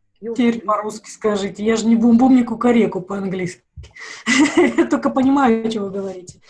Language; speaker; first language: Russian; native; Russian